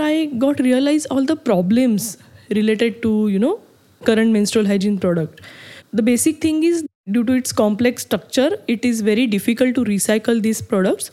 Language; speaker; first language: English; non-native, local second language; Marathi